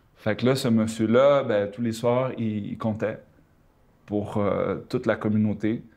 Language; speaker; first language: French; early bilingual, other home language; Spanish